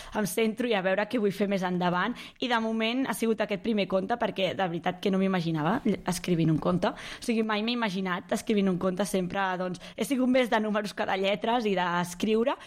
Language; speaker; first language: Catalan; native; Catalan